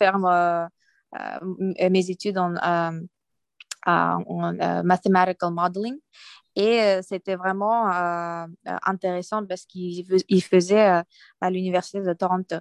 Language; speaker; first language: French; non-native, fluent; Uyghur